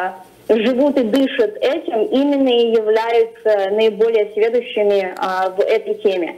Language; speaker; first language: Russian; early bilingual, other home language; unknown